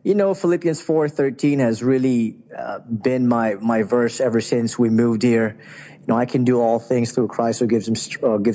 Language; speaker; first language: English; non-native, local second language; Filipino